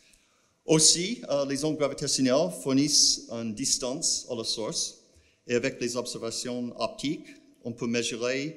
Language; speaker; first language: French; non-native, fluent; English